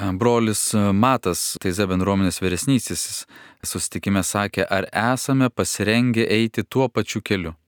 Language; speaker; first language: Lithuanian; native; Lithuanian